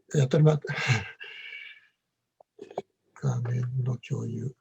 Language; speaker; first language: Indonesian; non-native, learner; Japanese